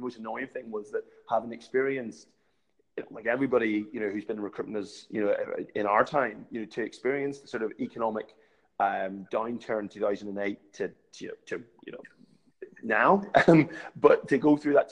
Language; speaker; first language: English; native; English